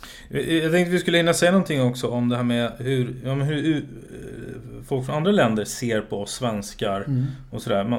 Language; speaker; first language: Swedish; native; Swedish